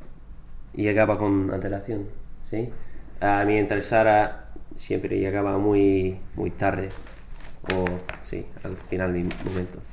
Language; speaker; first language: Spanish; non-native, fluent; English